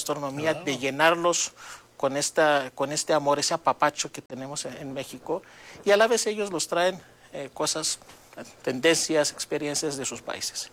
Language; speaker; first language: Spanish; native; Spanish